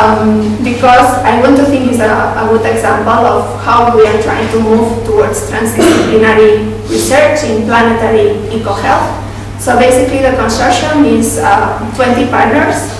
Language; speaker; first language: English; non-native, fluent; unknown